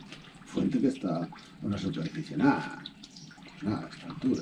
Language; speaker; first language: Spanish; non-native, local second language; Galician